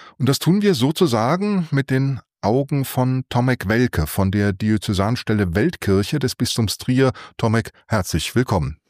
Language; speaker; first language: German; native; German